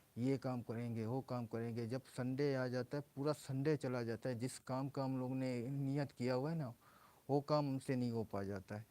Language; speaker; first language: Urdu; non-native, local second language; Baluchi